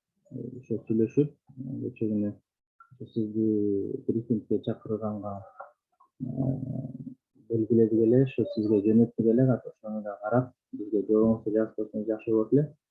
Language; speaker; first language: Kyrgyz; native; Kyrgyz